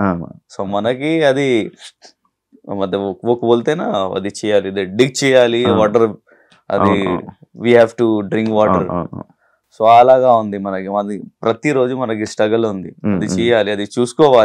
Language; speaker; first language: Telugu; non-native, learner; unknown